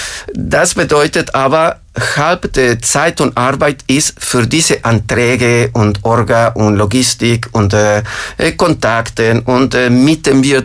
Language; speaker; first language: German; non-native, fluent; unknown